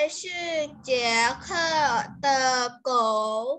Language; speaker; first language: Chinese; non-native, learner; Thai